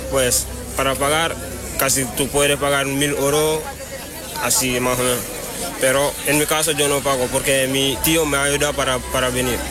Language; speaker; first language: Spanish; non-native, learner; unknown